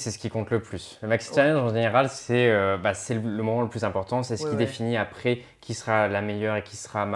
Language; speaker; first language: French; native; French